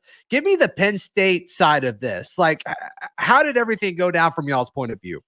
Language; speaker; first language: English; native; English